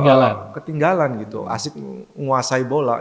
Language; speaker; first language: Indonesian; native; Indonesian